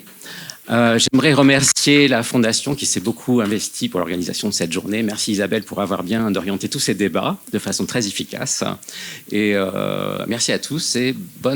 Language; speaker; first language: French; native; French